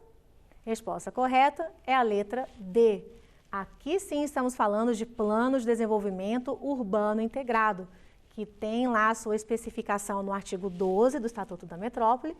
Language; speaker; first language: Portuguese; native; Portuguese